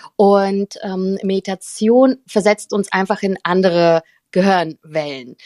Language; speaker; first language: German; early bilingual, other home language; Russian